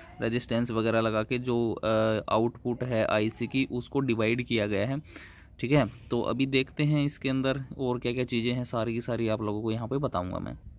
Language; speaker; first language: Hindi; native; Hindi